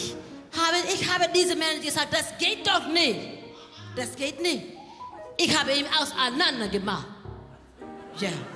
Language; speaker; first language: German; non-native, learner; English